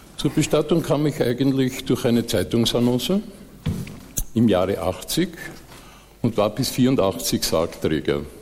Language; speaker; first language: German; native; German